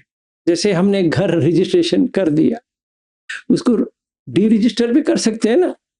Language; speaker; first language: Hindi; native; Hindi